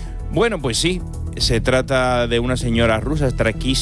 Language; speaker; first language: Spanish; native; Spanish